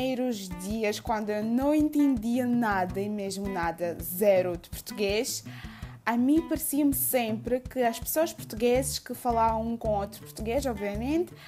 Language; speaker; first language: Portuguese; non-native, fluent; Udmurt